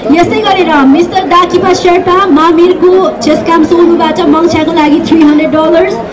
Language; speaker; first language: Nepali; non-native, local second language; Sherpa